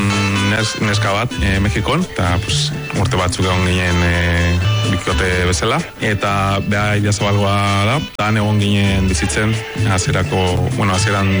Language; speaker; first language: Basque; non-native, fluent; Spanish